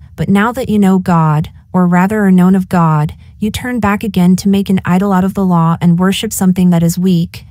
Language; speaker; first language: English; native; English